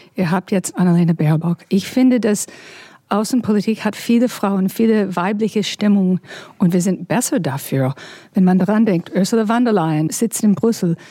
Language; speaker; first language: German; non-native, fluent; English